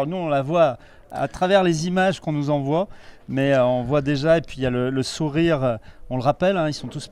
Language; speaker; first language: French; native; French